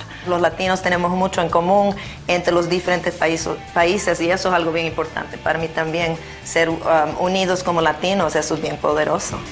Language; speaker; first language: Spanish; early bilingual, heritage; Spanish